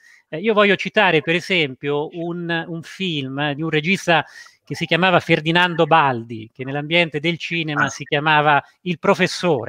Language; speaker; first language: Italian; native; Italian